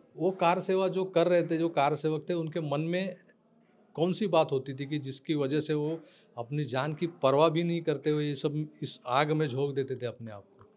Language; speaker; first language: Hindi; non-native, local second language; Marathi